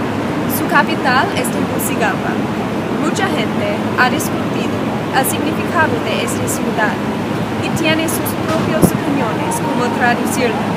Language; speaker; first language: Spanish; non-native, learner; English